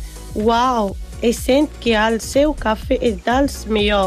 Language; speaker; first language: Catalan; non-native, learner; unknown